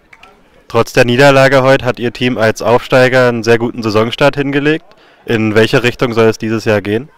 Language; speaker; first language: German; native; German